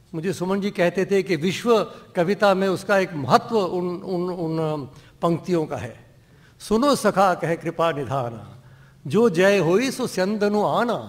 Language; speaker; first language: Hindi; non-native, local second language; Dogri